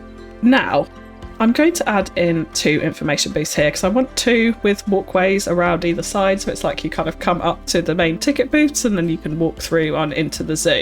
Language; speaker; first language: English; native; English